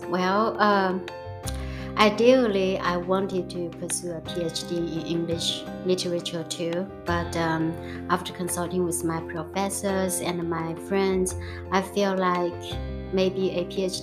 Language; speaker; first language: English; non-native, fluent; Chinese